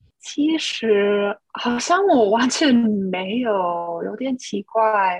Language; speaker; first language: Chinese; non-native, fluent; English